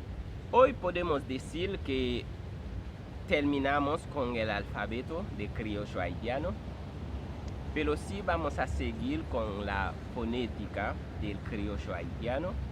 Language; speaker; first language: Spanish; non-native, fluent; Haitian Creole